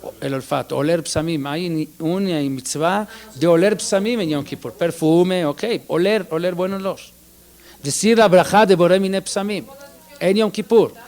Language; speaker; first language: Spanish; non-native, fluent; Hebrew